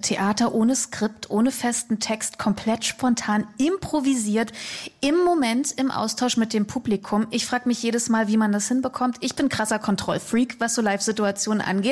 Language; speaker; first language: German; native; German